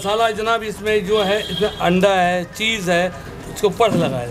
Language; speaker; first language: Hindi; native; Hindi